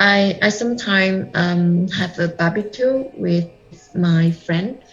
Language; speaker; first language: English; non-native, learner; Vietnamese